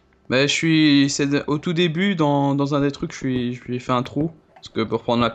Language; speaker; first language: French; native; French